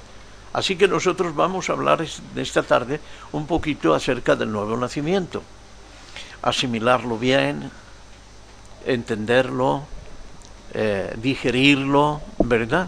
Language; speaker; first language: Spanish; native; Spanish